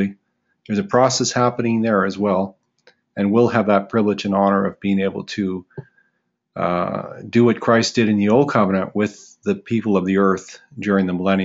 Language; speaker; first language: English; native; English